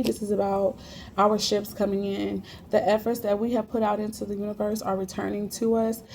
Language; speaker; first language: English; native; English